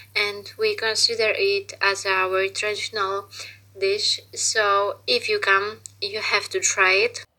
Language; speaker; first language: English; non-native, fluent; Polish